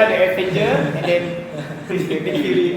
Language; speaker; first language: English; non-native, fluent; Indonesian